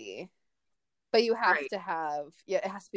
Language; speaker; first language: English; native; English